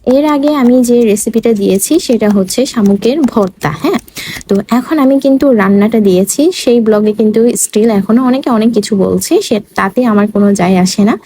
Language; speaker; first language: Bangla; native; Bangla